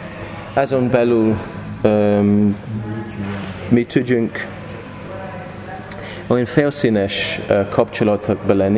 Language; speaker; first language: Hungarian; non-native, learner; English